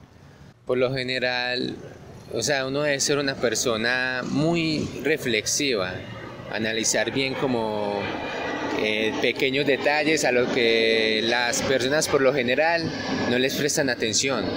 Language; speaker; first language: Spanish; native; Spanish